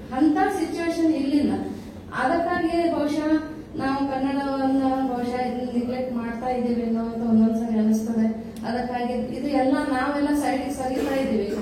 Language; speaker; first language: Kannada; native; Kannada